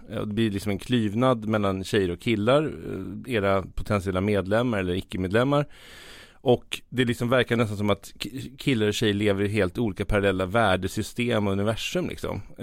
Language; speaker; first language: Swedish; native; Swedish